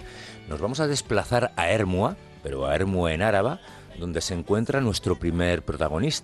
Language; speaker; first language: Spanish; native; Spanish